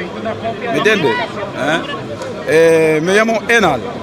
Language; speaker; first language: Spanish; non-native, learner; Haitian Creole